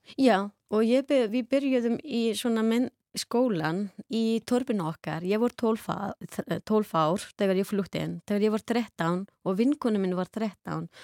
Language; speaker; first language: Icelandic; non-native, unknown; Persian